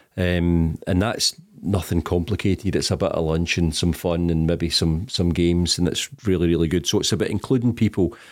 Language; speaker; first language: English; native; English